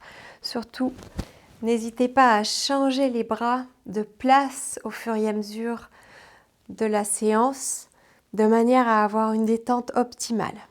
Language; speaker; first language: French; native; French